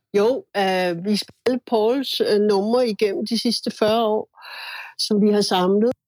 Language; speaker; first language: Danish; native; Danish